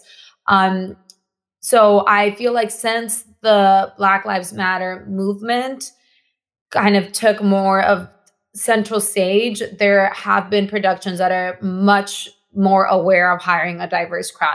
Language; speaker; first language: English; non-native, fluent; Spanish